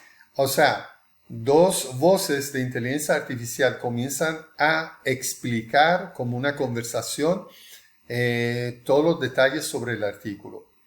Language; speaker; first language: Spanish; non-native, fluent; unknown